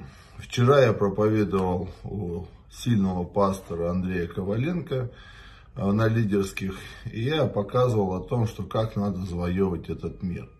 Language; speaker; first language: Russian; native; Russian